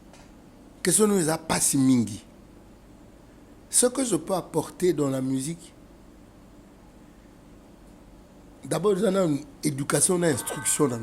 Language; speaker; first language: French; non-native, local second language; Lingala